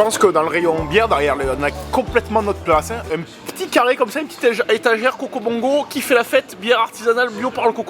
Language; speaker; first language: French; native; French